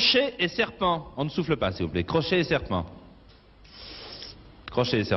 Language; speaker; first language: French; native; French